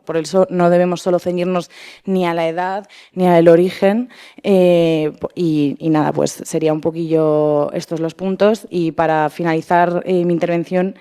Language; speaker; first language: Spanish; native; Spanish